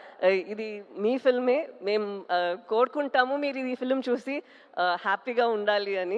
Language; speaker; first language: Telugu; non-native, fluent; Tamil